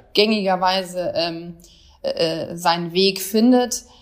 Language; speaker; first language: German; native; German